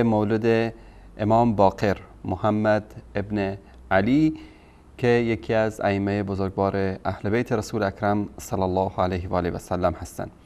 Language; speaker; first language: Persian; native; Persian